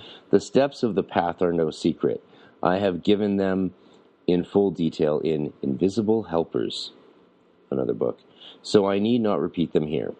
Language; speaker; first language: English; native; English